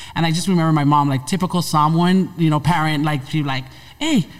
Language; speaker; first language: English; native; English